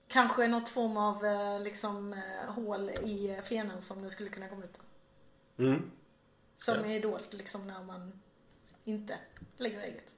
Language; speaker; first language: Swedish; native; Swedish